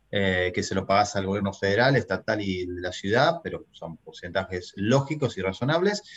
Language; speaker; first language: Spanish; native; Spanish